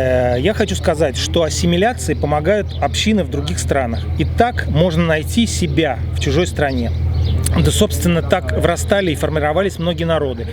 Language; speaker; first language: Russian; native; Russian